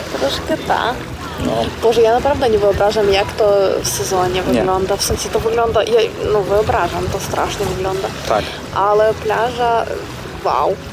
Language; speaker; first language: Polish; non-native, learner; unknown